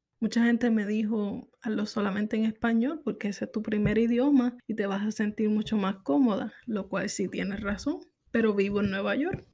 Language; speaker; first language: Spanish; native; Spanish